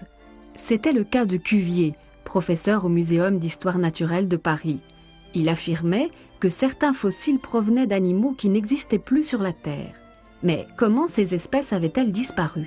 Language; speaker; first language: French; native; French